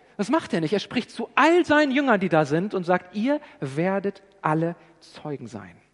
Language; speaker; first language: German; native; German